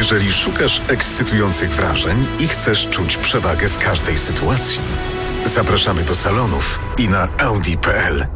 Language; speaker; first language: Polish; native; Polish